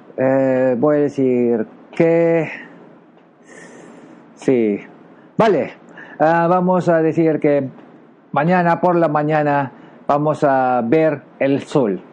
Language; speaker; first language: Spanish; non-native, learner; Filipino